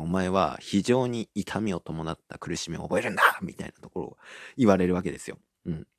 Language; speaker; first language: Japanese; native; Japanese